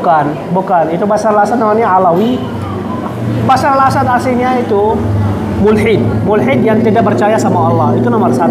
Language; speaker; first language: Indonesian; non-native, fluent; Arabic